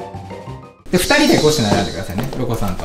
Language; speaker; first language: Japanese; native; Japanese